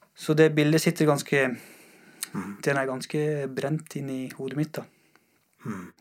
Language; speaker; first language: Norwegian; non-native, fluent; Persian